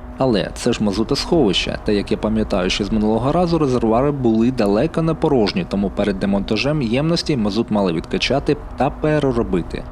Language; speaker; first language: Ukrainian; non-native, local second language; Russian